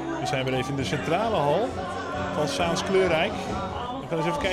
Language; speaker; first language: Dutch; native; Dutch